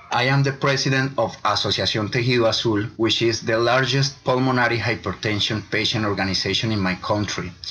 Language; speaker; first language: English; non-native, fluent; Spanish